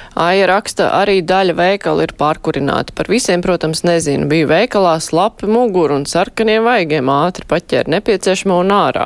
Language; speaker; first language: Latvian; native; Latvian